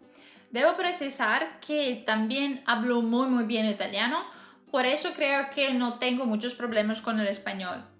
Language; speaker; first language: Spanish; non-native, fluent; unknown